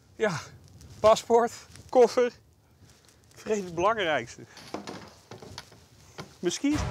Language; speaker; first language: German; non-native, learner; Dutch